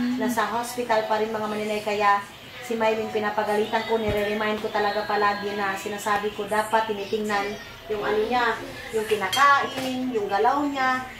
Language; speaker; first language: Filipino; non-native, local second language; Cebuano